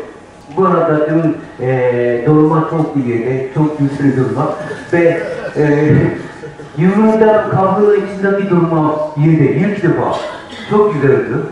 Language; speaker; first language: Turkish; non-native, learner; Japanese